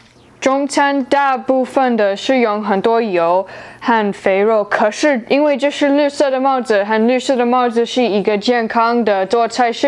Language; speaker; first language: Chinese; non-native, learner; English